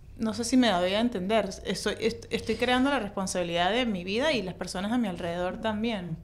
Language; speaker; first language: Spanish; native; Spanish